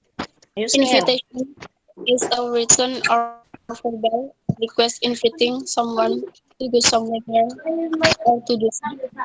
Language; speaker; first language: English; non-native, learner; Indonesian